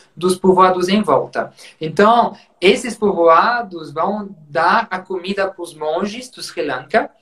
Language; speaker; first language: Portuguese; non-native, fluent; French